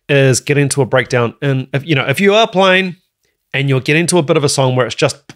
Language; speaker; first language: English; native; English